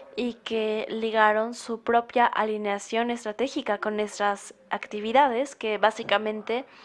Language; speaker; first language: Spanish; non-native, fluent; German